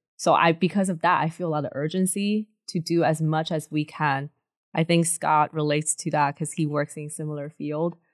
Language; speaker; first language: English; early bilingual, other home language; Chinese